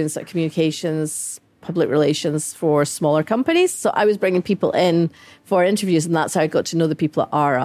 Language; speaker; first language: English; native; English